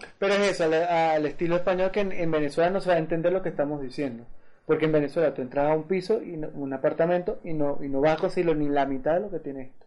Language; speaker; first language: Spanish; native; Spanish